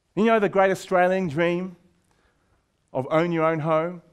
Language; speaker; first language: English; native; English